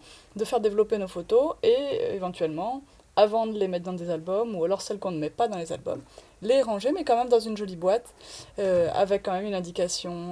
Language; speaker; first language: French; native; French